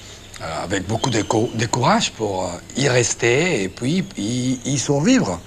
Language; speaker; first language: French; non-native, fluent; Spanish